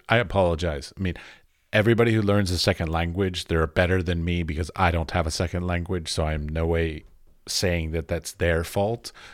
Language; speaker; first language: English; native; English